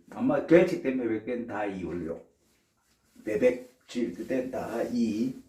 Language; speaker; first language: Turkish; non-native, learner; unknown